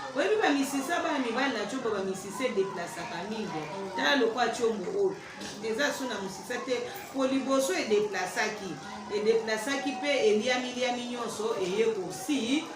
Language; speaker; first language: Lingala; native; Lingala